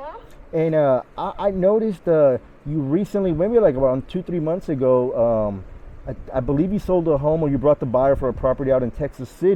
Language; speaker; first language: English; native; English